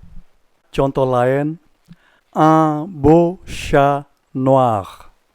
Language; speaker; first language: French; non-native, fluent; Indonesian